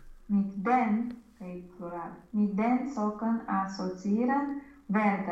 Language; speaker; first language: German; non-native, learner; Romanian